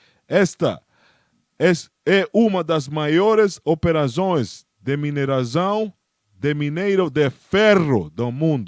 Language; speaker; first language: Portuguese; non-native, learner; Spanish